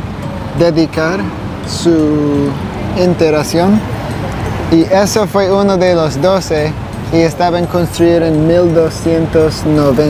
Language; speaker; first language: Spanish; non-native, learner; English